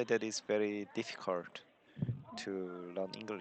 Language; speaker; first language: English; non-native, learner; Korean